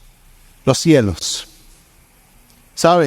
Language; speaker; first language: Spanish; native; Spanish